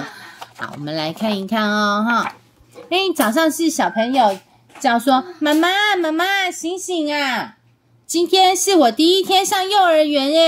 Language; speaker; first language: Chinese; native; Chinese